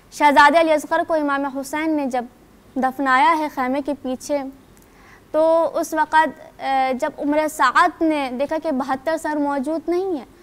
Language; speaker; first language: Urdu; non-native, local second language; Sindhi